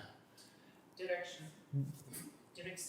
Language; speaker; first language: Spanish; non-native, learner; Russian